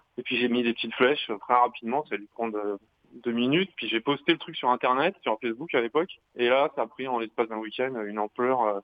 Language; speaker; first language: French; native; French